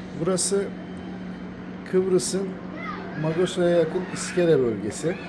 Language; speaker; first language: Turkish; native; Turkish